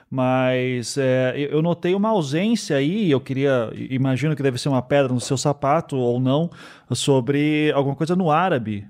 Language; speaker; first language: Portuguese; native; Portuguese